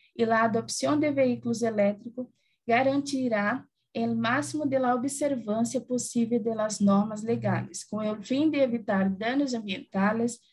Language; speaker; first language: Spanish; non-native, learner; Portuguese